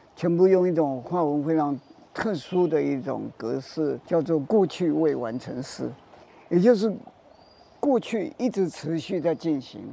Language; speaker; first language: Chinese; native; Chinese